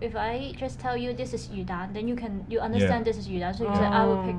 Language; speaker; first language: English; non-native, local second language; Cantonese